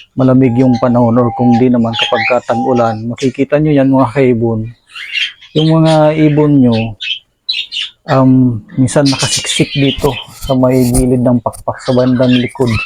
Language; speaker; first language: Filipino; non-native, local second language; Bikol